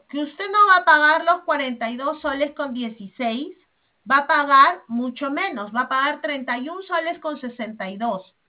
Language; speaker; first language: Spanish; native; Spanish